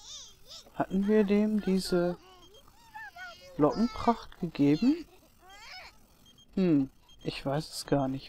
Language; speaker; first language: German; native; German